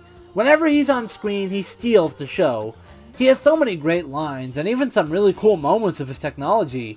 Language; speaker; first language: English; native; English